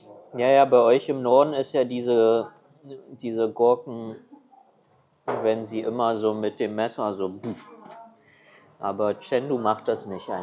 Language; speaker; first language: German; non-native, fluent; Chinese